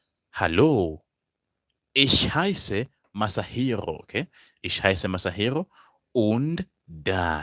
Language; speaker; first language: German; non-native, fluent; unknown